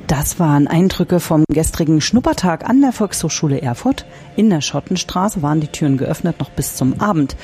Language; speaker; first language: German; native; German